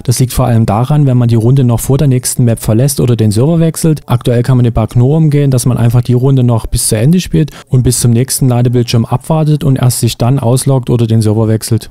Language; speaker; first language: German; native; German